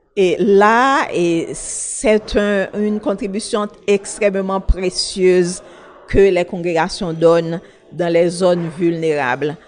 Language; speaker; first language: French; non-native, local second language; Haitian Creole